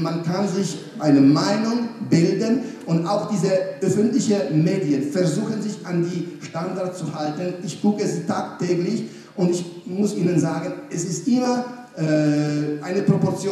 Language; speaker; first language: German; non-native, fluent; Polish